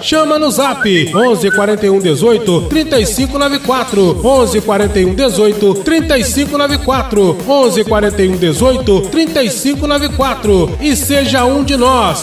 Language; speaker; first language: Portuguese; native; Portuguese